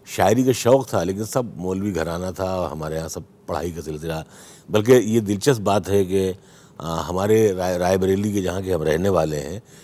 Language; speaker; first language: Hindi; native; Hindi